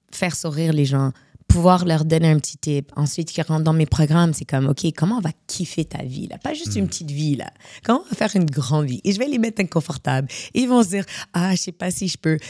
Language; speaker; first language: French; native; French